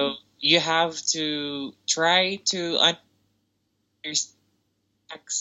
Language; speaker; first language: English; non-native, local second language; Filipino